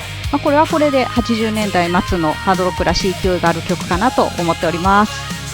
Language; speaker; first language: Japanese; native; Japanese